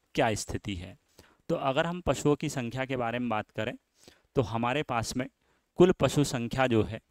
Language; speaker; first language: Hindi; native; Hindi